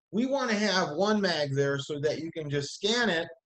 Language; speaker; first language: English; native; English